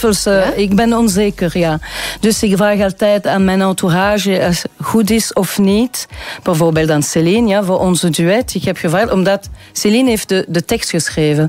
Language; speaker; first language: Dutch; non-native, local second language; French